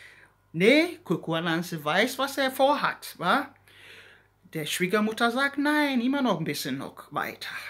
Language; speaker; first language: German; non-native, learner; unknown